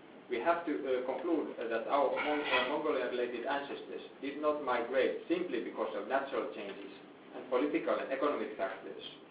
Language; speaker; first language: English; non-native, fluent; Finnish